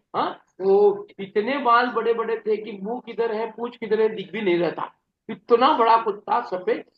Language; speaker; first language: Hindi; non-native, local second language; Marathi